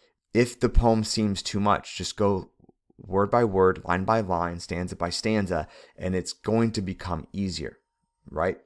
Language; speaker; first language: English; native; English